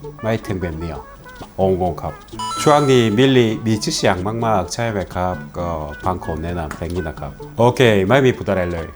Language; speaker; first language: Thai; non-native, learner; Korean